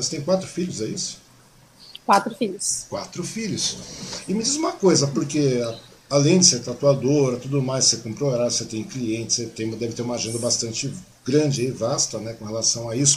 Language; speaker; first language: Portuguese; native; Portuguese